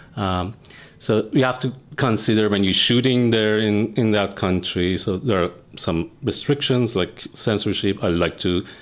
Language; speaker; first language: English; non-native, fluent; Persian